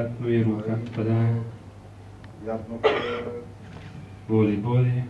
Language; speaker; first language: Russian; non-native, learner; Czech